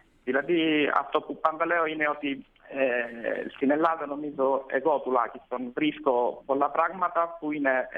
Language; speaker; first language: Greek; non-native, fluent; Italian